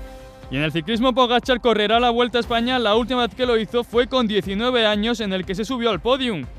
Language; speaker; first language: Spanish; native; Spanish